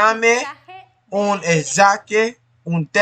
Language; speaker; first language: Spanish; non-native, learner; English